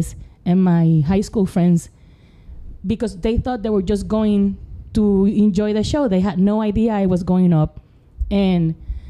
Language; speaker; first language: English; non-native, fluent; Spanish